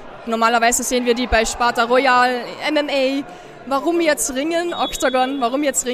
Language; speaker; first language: German; native; German